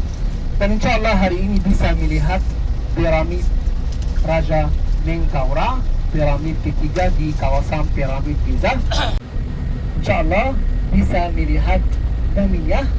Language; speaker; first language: Indonesian; non-native, fluent; Arabic